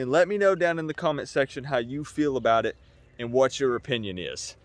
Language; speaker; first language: English; native; English